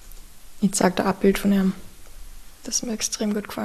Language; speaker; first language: German; native; German